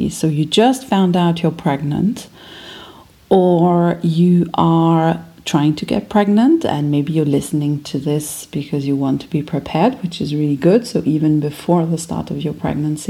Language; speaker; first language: English; non-native, fluent; French